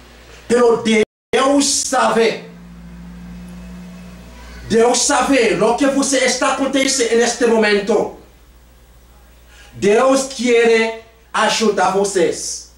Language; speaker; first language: Portuguese; non-native, learner; Haitian Creole